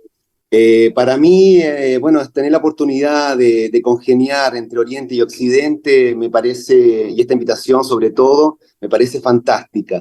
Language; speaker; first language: Spanish; native; Spanish